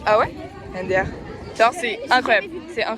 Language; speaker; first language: French; native; French